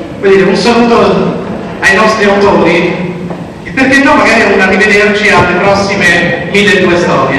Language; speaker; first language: Italian; native; Italian